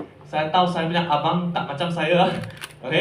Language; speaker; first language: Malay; non-native, local second language; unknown